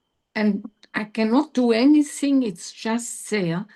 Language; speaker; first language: English; non-native, learner; German